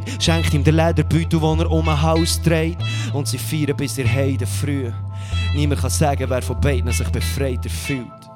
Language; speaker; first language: German; native; German